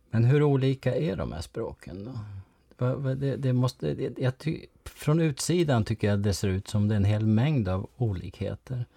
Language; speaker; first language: Swedish; native; Swedish